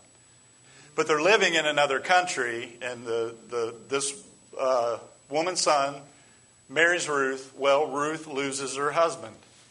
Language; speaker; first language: English; native; English